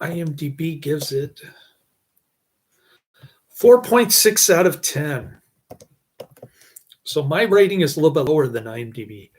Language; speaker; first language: English; native; English